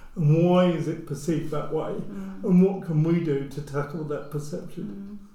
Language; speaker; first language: English; native; English